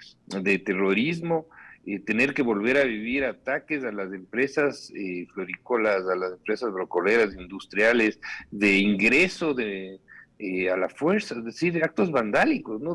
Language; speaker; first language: Spanish; native; Spanish